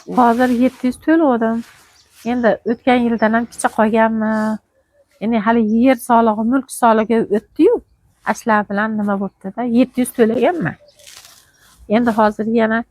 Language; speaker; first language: Uzbek; native; Uzbek